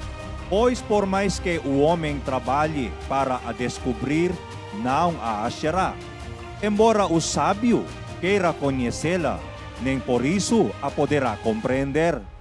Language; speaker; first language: Portuguese; native; Portuguese